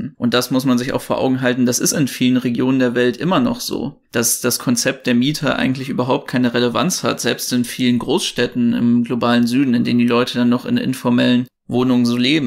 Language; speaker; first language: German; native; German